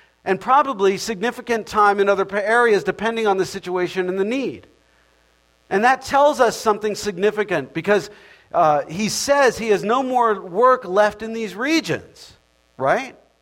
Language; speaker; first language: English; native; English